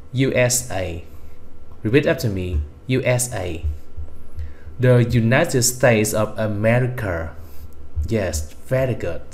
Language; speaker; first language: English; non-native, fluent; Vietnamese